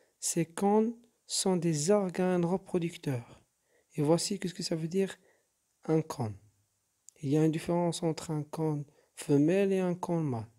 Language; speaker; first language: French; non-native, local second language; Arabic